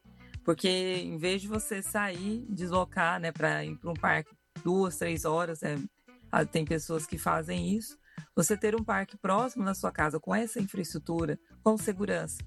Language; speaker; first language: Portuguese; native; Portuguese